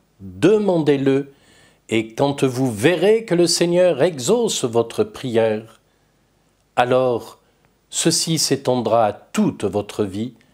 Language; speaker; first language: French; native; French